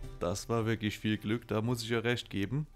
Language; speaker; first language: German; native; German